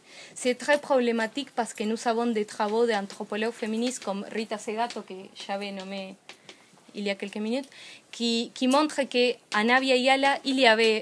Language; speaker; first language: French; non-native, fluent; Spanish